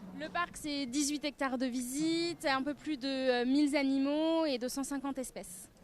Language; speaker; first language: French; native; French